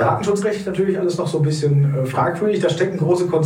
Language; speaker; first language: German; native; German